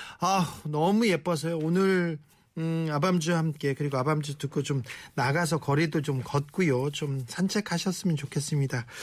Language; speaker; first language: Korean; native; Korean